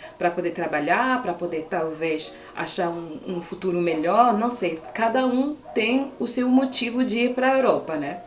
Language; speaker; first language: Portuguese; non-native, fluent; French